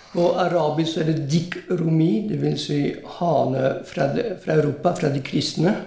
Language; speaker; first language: Norwegian; non-native, fluent; Italian